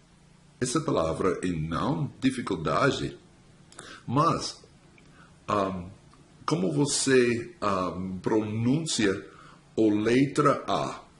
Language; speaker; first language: Portuguese; non-native, learner; English